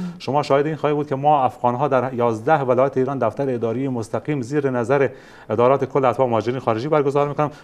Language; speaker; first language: Persian; native; Persian